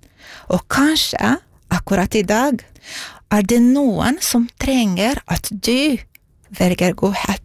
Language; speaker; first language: Norwegian; non-native, fluent; Romanian